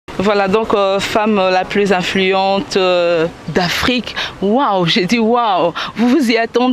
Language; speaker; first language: French; non-native, local second language; Lingala